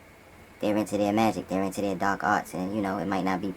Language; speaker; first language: English; native; English